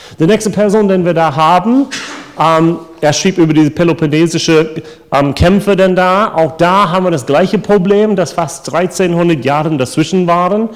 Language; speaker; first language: German; non-native, fluent; English